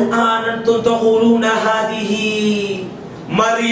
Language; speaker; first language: Arabic; non-native, fluent; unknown